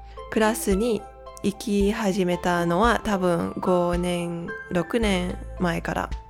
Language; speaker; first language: Japanese; non-native, learner; English